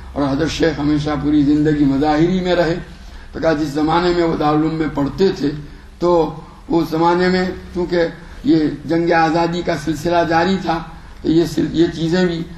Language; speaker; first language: Urdu; non-native, local second language; Gujarati